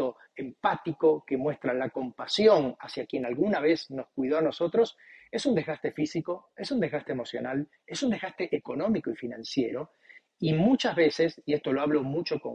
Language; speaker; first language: Spanish; native; Spanish